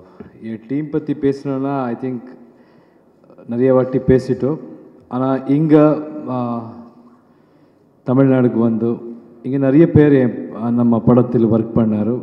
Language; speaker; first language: Tamil; non-native, learner; Kannada